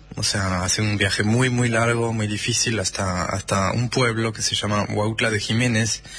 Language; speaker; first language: Spanish; non-native, fluent; French